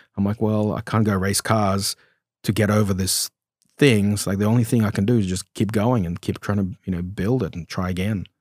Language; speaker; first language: English; early bilingual, other home language; Romanian